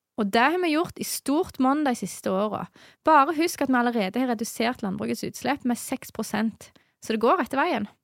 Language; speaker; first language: Norwegian; native; Norwegian